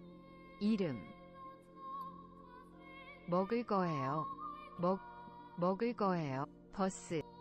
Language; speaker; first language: Korean; non-native, learner; English